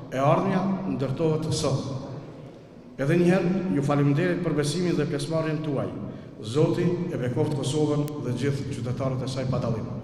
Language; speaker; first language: Albanian; non-native, local second language; Romany